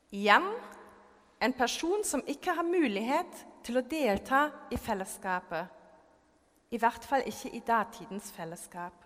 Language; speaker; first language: Norwegian; non-native, fluent; German